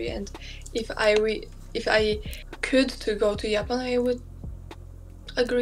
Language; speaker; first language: English; non-native, learner; Polish